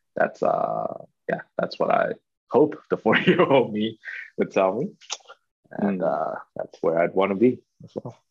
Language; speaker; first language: English; non-native, local second language; Chinese